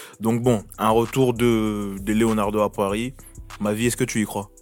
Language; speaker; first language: French; native; French